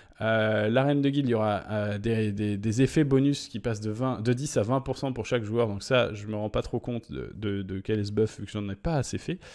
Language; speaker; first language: French; native; French